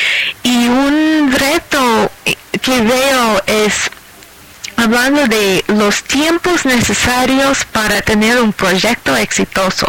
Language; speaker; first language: Spanish; non-native, fluent; English